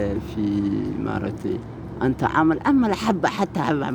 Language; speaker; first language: Arabic; non-native, learner; Somali